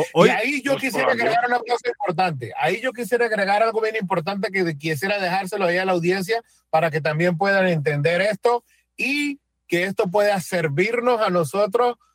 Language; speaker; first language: Spanish; native; Spanish